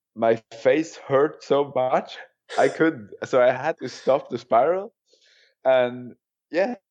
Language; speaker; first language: English; non-native, fluent; German